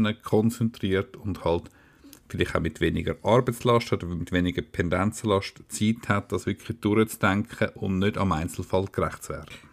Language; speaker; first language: German; native; German